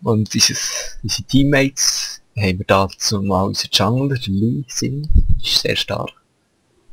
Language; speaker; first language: German; native; German